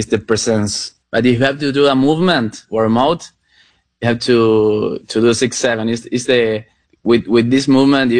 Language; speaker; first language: English; non-native, learner; Spanish